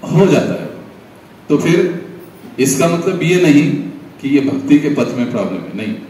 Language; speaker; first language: Hindi; non-native, local second language; Marathi